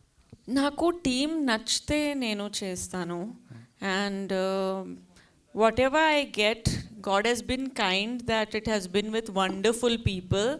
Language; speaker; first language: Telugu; non-native, learner; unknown